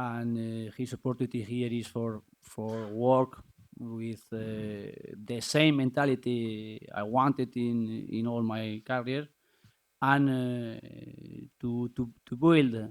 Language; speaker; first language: English; non-native, learner; Spanish